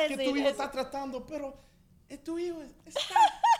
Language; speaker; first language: Spanish; early bilingual, heritage; Spanish